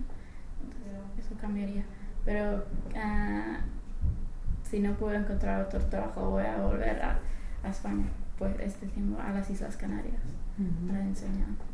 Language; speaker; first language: Spanish; non-native, fluent; English